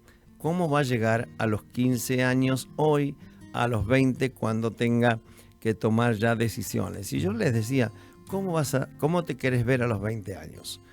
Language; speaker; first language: Spanish; native; Spanish